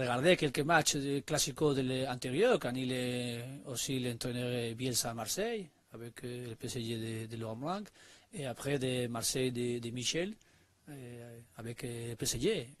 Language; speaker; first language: French; non-native, learner; Spanish